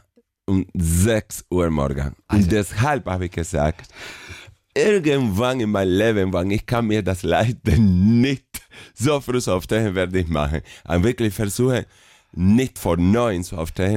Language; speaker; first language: German; non-native, fluent; Spanish